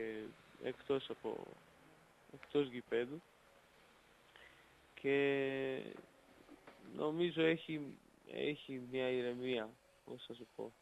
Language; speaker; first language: Greek; non-native, fluent; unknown